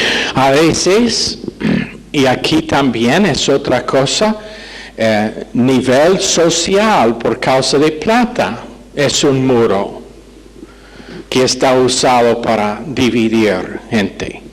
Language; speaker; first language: Spanish; non-native, fluent; English